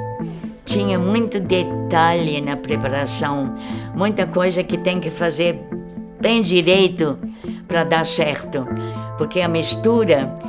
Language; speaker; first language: Portuguese; early bilingual, other home language; German